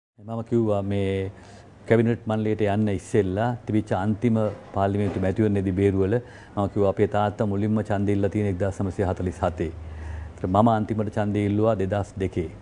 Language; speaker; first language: Sinhala; non-native, local second language; Tamil